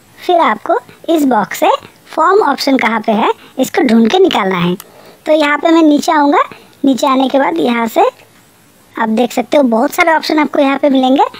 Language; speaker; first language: Urdu; native; Urdu